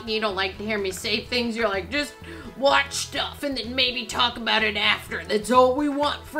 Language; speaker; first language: English; native; English